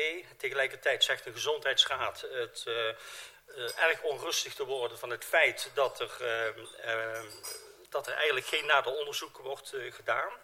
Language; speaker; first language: Dutch; native; Dutch